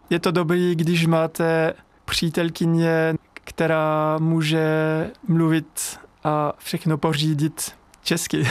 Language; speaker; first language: Czech; non-native, learner; French